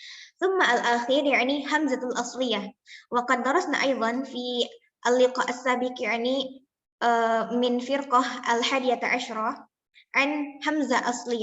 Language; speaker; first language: Arabic; non-native, learner; Indonesian